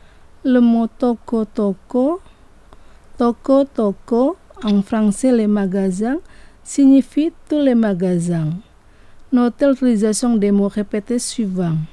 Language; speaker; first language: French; non-native, fluent; Indonesian